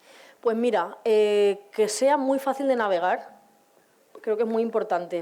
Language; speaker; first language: Spanish; native; Spanish